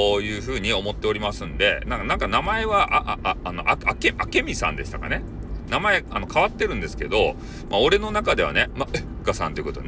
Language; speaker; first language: Japanese; native; Japanese